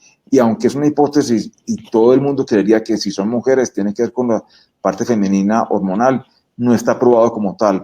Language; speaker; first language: Spanish; native; Spanish